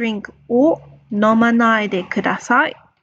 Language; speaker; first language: Japanese; non-native, fluent; English